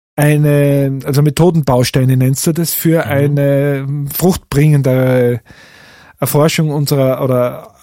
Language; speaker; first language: German; native; German